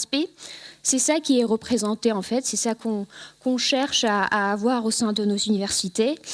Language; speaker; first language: French; native; French